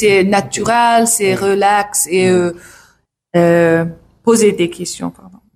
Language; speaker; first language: French; non-native, learner; English